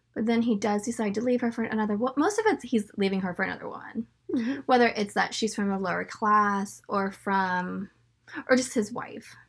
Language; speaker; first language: English; native; English